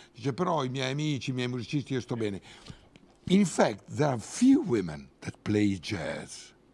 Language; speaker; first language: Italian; native; Italian